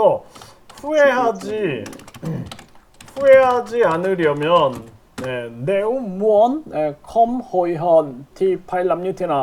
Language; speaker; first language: Vietnamese; non-native, learner; Korean